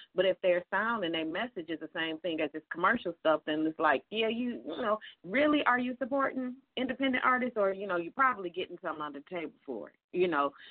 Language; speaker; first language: English; native; English